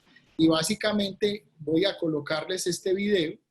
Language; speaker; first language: Spanish; native; Spanish